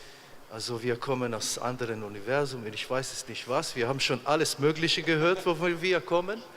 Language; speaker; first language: German; non-native, fluent; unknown